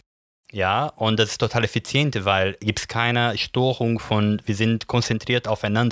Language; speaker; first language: German; non-native, learner; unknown